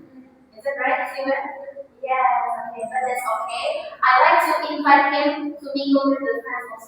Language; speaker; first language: English; non-native, fluent; Indonesian